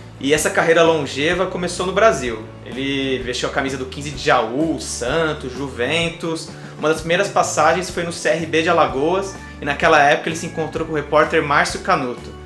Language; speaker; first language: Portuguese; native; Portuguese